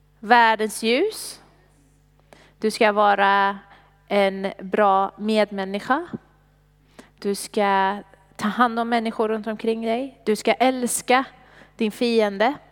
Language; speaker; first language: Swedish; non-native, fluent; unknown